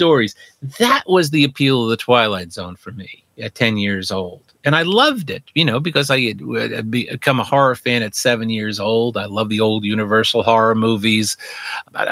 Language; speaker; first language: English; native; English